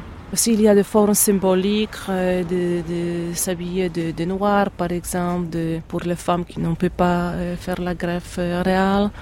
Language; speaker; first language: French; non-native, fluent; Polish